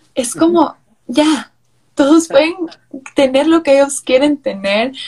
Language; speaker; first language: Spanish; early bilingual, heritage; Spanish